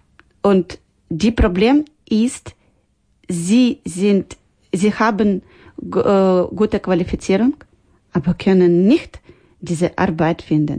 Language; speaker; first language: German; non-native, learner; Ukrainian